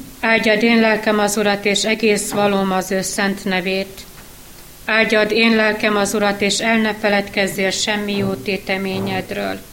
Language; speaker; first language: Hungarian; native; Hungarian